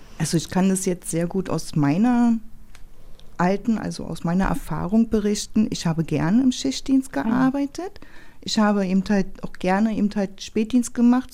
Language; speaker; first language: German; native; German